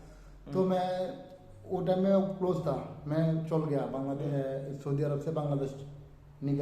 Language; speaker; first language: Hindi; non-native, learner; Bangla